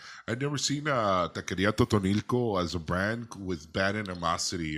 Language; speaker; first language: English; early bilingual, other home language; Spanish